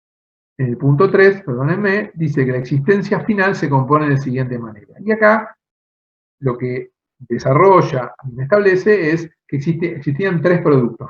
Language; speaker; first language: Spanish; native; Spanish